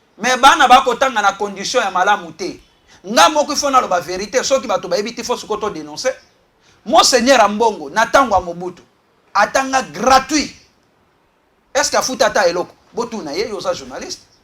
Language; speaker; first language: Lingala; native; Lingala